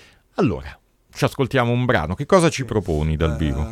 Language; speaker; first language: Italian; native; Italian